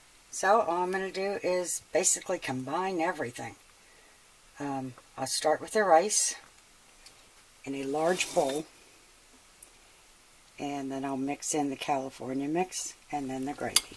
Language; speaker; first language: English; native; English